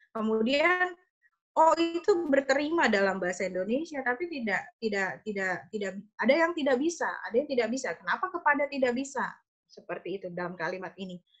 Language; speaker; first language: Indonesian; native; Indonesian